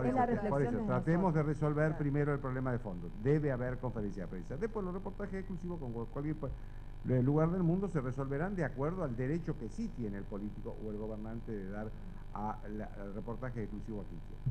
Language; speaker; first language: Spanish; native; Spanish